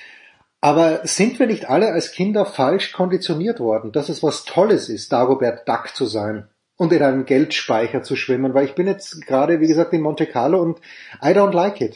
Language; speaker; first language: German; native; German